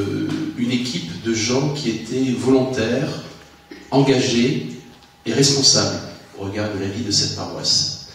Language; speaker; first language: French; native; French